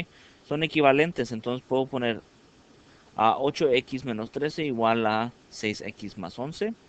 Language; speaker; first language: Spanish; early bilingual, heritage; Spanish